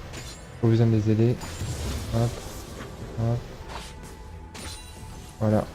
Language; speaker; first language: French; native; French